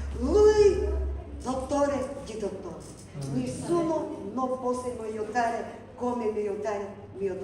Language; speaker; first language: Italian; non-native, learner; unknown